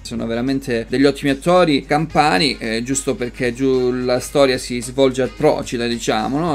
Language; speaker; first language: Italian; native; Italian